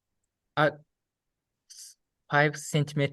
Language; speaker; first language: English; non-native, learner; Japanese